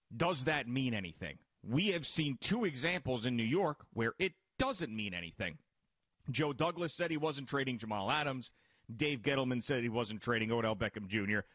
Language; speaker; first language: English; native; English